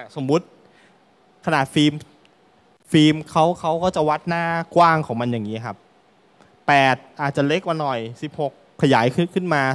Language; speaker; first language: Thai; native; Thai